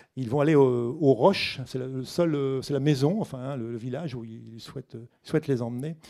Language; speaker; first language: French; native; French